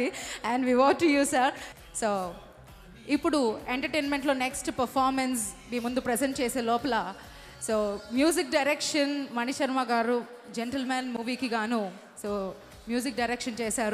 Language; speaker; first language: Telugu; native; Telugu